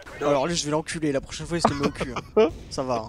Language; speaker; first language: French; native; French